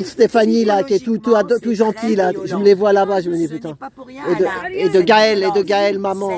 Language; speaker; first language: French; native; French